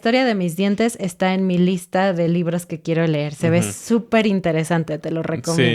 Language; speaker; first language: Spanish; native; Spanish